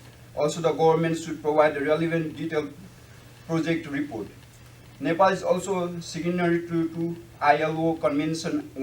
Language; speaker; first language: English; non-native, fluent; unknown